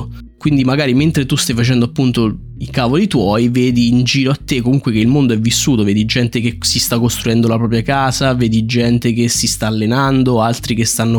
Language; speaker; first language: Italian; native; Italian